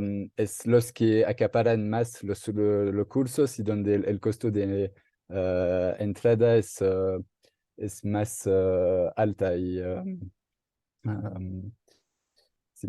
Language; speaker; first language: Spanish; non-native, learner; French